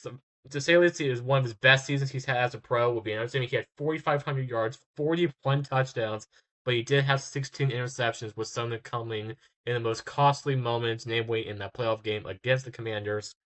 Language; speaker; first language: English; native; English